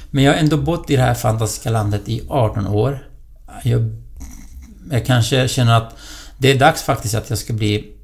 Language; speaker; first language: Swedish; non-native, fluent; Kurdish